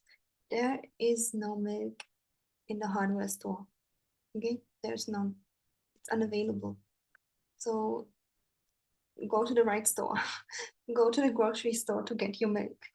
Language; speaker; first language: English; non-native, fluent; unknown